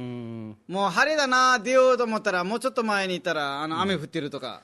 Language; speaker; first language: Japanese; non-native, fluent; Nepali